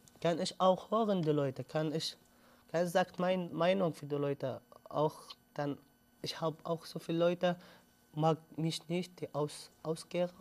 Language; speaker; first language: German; non-native, learner; Arabic